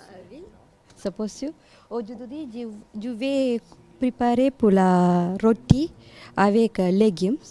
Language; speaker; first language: French; non-native, learner; Tamil